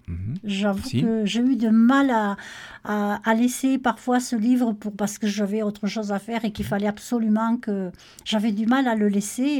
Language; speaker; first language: French; native; French